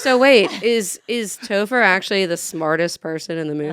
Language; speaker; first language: English; native; English